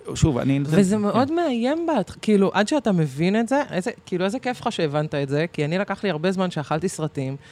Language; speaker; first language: Hebrew; early bilingual, other home language; Arabic